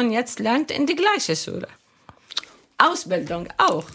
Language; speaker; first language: German; non-native, learner; Arabic